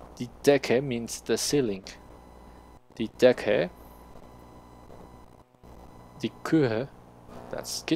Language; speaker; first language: German; non-native, learner; Spanish